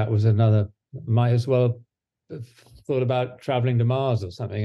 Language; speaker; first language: English; native; English